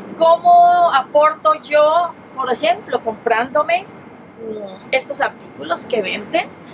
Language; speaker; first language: Spanish; native; Spanish